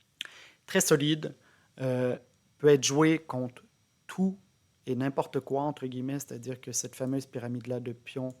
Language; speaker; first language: French; native; French